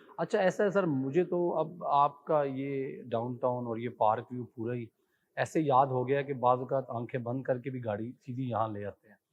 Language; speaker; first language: Urdu; native; Urdu